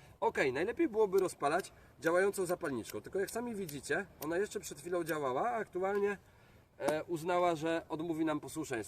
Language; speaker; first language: Polish; native; Polish